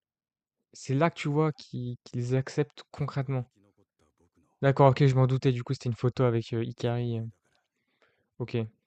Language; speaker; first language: French; native; French